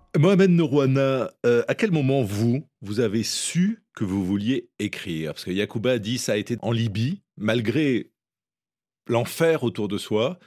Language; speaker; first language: French; native; French